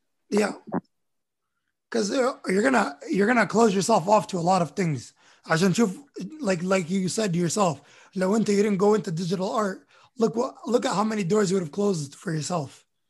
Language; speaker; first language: English; early bilingual, other home language; Arabic